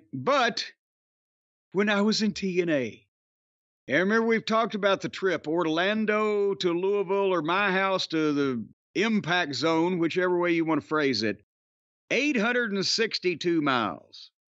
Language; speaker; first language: English; native; English